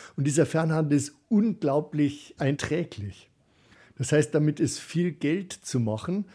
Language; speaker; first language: German; native; German